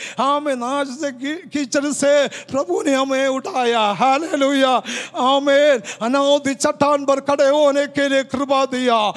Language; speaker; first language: Hindi; non-native, local second language; Malayalam